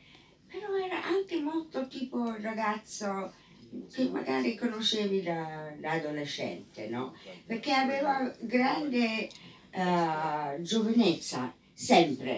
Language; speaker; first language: Italian; non-native, fluent; English